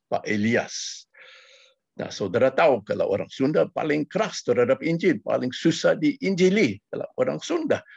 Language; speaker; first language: Malay; non-native, fluent; English